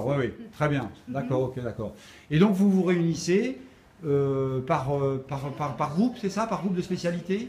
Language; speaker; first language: French; native; French